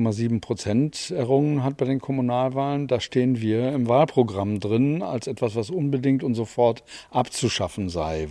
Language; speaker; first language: German; native; German